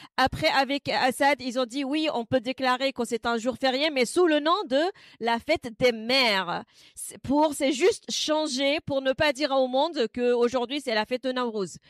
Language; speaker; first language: French; non-native, fluent; Kurdish